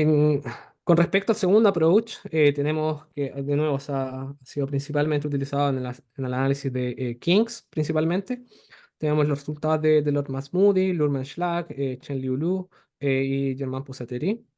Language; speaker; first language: Spanish; native; Spanish